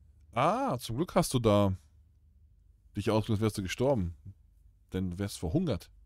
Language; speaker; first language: German; native; German